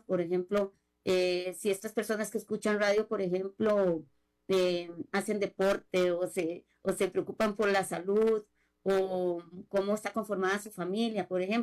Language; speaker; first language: Spanish; native; Spanish